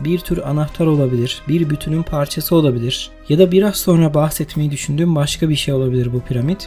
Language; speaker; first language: Turkish; native; Turkish